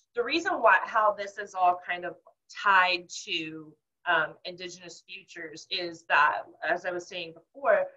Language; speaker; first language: English; native; English